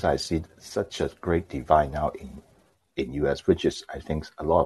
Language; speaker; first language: English; non-native, local second language; Cantonese